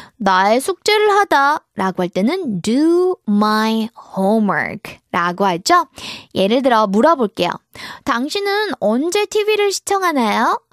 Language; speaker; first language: Korean; native; Korean